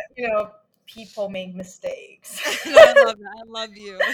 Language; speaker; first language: English; non-native, fluent; Chinese